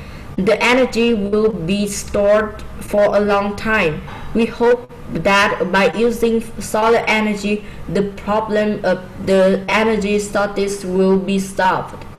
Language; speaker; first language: English; non-native, learner; Vietnamese